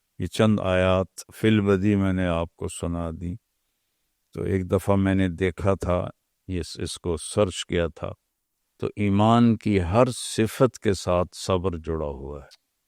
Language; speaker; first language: Urdu; non-native, local second language; Punjabi